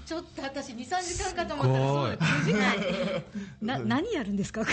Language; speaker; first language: Japanese; native; Japanese